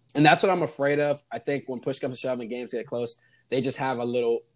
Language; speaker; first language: English; native; English